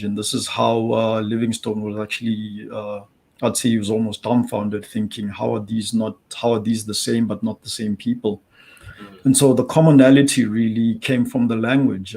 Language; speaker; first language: English; non-native, local second language; Tswana